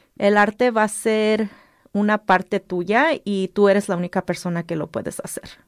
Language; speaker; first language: Spanish; early bilingual, heritage; Spanish